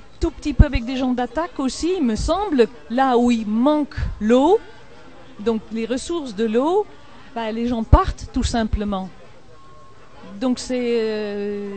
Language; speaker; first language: French; non-native, fluent; Dutch